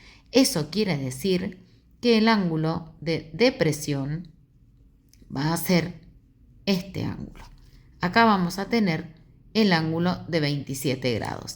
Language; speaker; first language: Spanish; native; Spanish